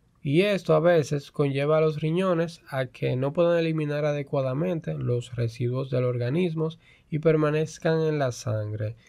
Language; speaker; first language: Spanish; native; Spanish